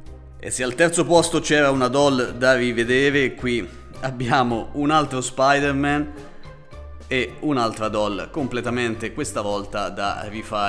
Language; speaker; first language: Italian; native; Italian